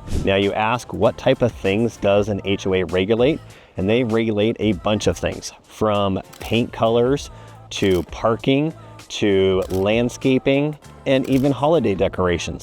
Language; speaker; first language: English; native; English